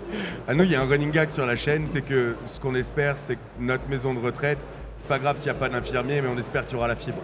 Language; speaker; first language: French; native; French